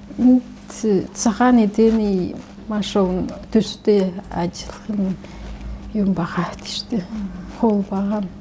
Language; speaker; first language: Mongolian; non-native, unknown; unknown